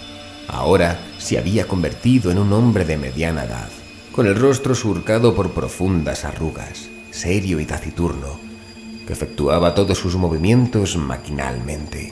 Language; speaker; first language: Spanish; native; Spanish